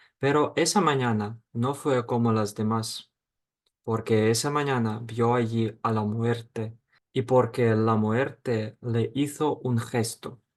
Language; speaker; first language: Spanish; non-native, fluent; Ukrainian